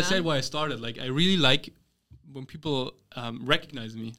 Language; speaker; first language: English; non-native, fluent; German